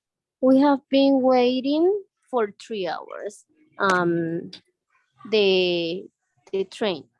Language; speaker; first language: English; non-native, learner; Spanish